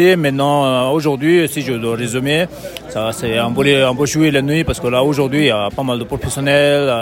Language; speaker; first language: French; non-native, fluent; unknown